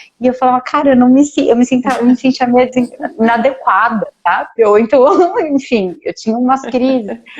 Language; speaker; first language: Portuguese; native; Portuguese